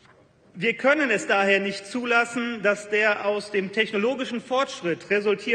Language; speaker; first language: German; native; German